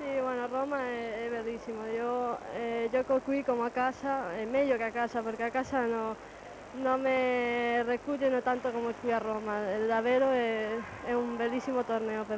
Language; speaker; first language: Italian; non-native, learner; Spanish